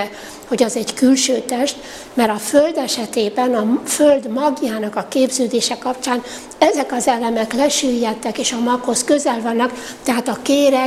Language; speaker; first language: Hungarian; native; Hungarian